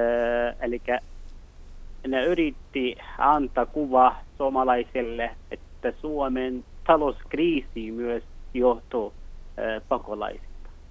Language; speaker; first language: Finnish; non-native, learner; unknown